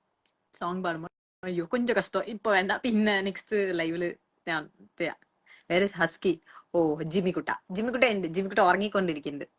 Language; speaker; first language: Malayalam; early bilingual, heritage; Malayalam